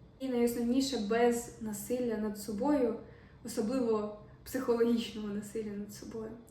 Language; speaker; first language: Ukrainian; non-native, local second language; Russian